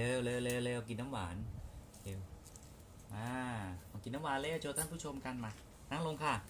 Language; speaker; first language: Thai; native; Thai